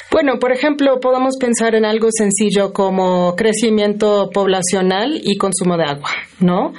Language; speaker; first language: Spanish; non-native, fluent; English